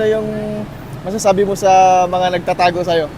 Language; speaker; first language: Filipino; native; Filipino